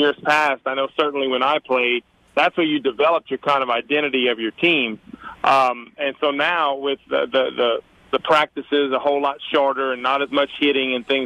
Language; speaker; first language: English; native; English